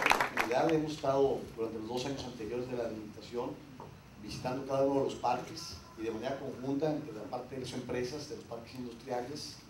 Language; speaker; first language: Spanish; native; Spanish